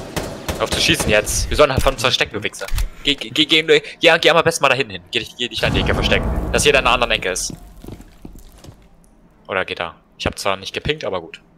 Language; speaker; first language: German; native; German